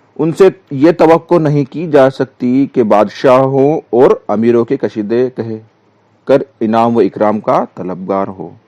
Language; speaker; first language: Urdu; native; Urdu